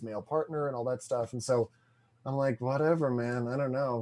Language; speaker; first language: English; native; English